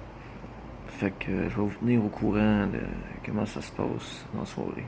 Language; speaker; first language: French; native; French